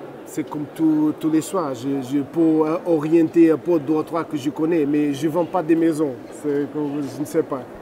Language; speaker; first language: French; non-native, fluent; Portuguese